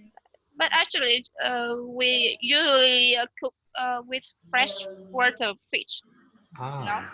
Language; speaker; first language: English; non-native, learner; Vietnamese